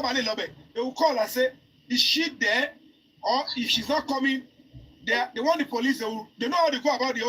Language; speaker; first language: English; non-native, local second language; Yoruba